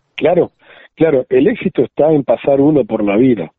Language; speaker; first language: Spanish; native; Spanish